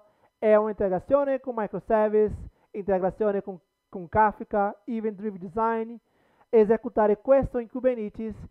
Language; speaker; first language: Italian; non-native, learner; Portuguese